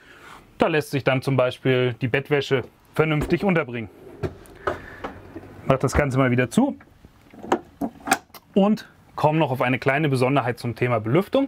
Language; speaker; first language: German; native; German